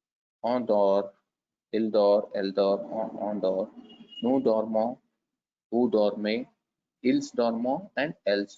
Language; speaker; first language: French; non-native, learner; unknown